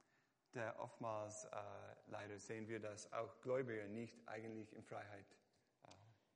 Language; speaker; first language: German; non-native, fluent; Hungarian